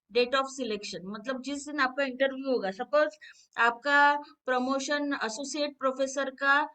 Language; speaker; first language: Hindi; non-native, local second language; Marathi